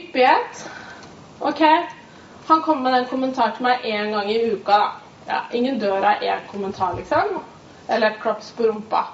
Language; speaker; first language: Norwegian; native; Norwegian